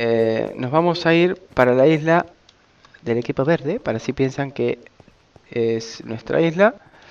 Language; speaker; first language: Spanish; native; Spanish